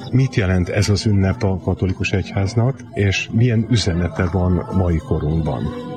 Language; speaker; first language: Hungarian; native; Hungarian